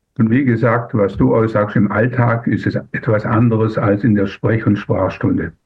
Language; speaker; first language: German; native; German